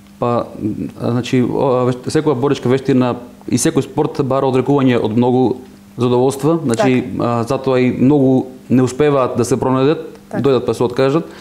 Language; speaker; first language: Macedonian; native; Macedonian